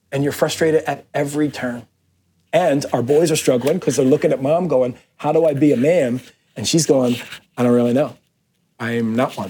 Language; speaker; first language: English; native; English